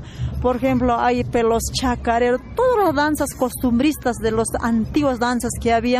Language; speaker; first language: Spanish; native; Spanish